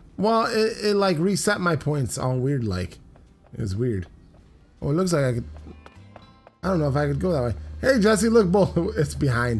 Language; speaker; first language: English; native; English